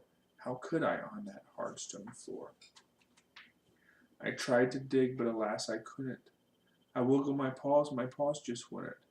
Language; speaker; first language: English; native; English